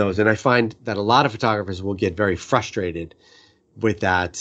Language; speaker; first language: English; native; English